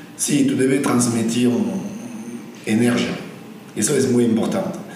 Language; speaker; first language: Spanish; non-native, learner; French